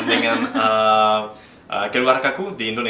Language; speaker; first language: Indonesian; non-native, learner; German